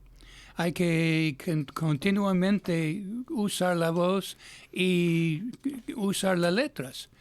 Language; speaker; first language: Spanish; non-native, fluent; English